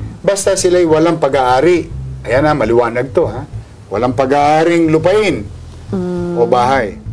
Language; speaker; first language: Filipino; native; Filipino